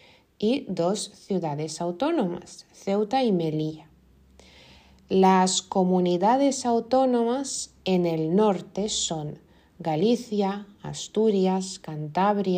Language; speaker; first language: Spanish; non-native, fluent; Lithuanian